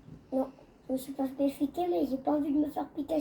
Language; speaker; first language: French; native; French